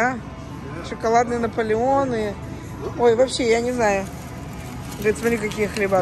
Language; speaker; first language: Russian; native; Russian